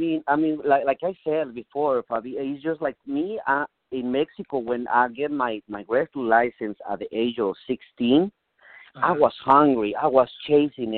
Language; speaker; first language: English; non-native, learner; Spanish